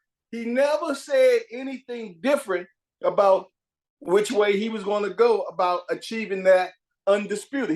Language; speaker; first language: English; native; English